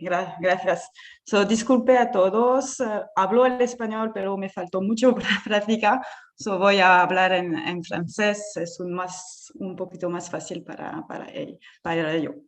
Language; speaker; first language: Spanish; non-native, learner; French